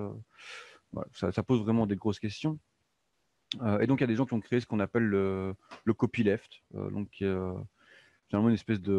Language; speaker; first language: French; native; French